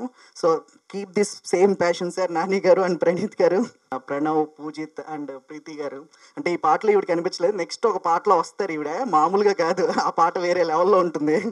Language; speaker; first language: Telugu; native; Telugu